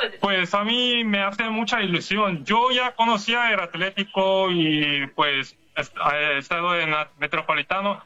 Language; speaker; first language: Spanish; non-native, learner; Korean